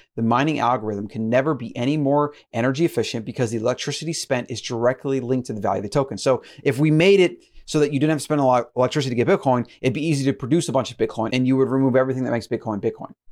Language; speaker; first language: English; native; English